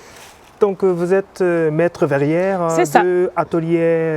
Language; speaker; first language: French; non-native, fluent; Japanese